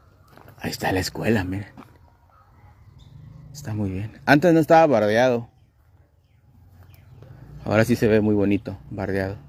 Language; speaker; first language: Spanish; native; Spanish